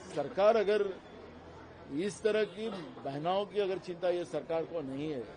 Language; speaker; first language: Hindi; non-native, local second language; Marathi